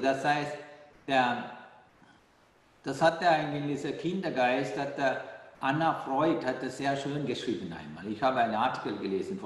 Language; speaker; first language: German; non-native, fluent; Sinhala